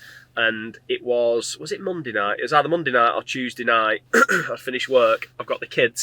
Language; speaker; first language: English; native; English